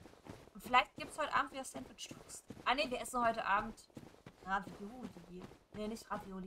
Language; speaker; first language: German; native; German